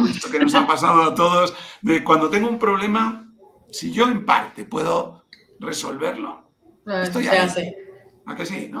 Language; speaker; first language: Spanish; native; Spanish